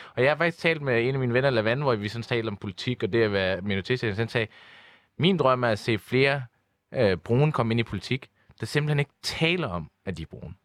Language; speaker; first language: Danish; early bilingual, other home language; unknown